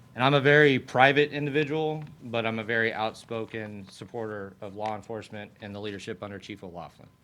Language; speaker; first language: English; native; English